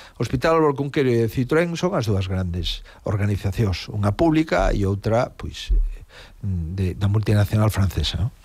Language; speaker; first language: Galician; native; Galician